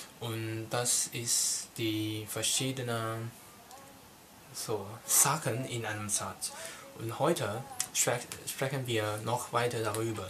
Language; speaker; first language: German; non-native, learner; Cantonese